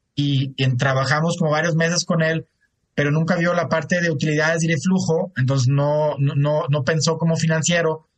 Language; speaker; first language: Spanish; non-native, fluent; German